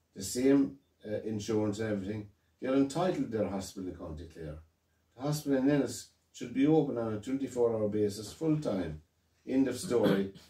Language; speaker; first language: English; native; English